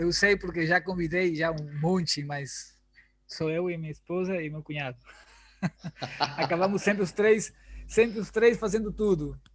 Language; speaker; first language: Portuguese; non-native, learner; Spanish